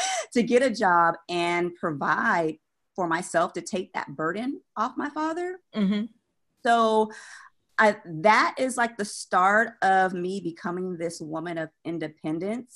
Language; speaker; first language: English; native; English